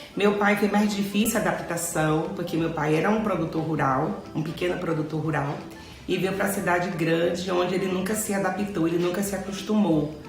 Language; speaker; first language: Portuguese; native; Portuguese